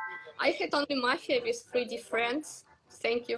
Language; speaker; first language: English; non-native, learner; Russian